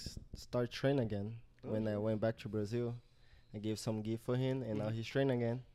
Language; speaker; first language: English; non-native, learner; Portuguese